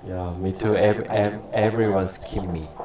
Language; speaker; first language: English; non-native, learner; Korean